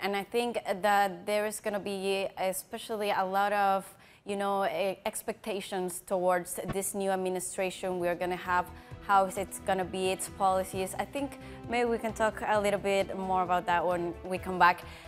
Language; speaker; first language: English; non-native, fluent; Spanish